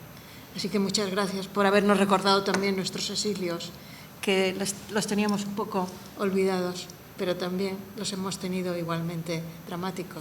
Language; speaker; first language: Spanish; native; Spanish